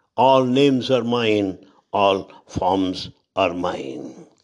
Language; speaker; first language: English; non-native, local second language; Telugu